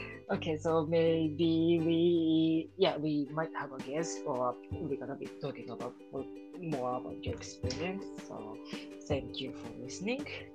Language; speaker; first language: English; non-native, learner; Japanese